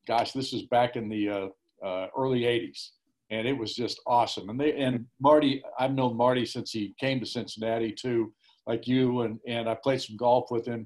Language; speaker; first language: English; native; English